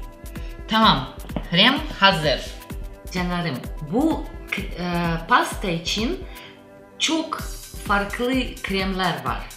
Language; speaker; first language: Turkish; non-native, learner; Russian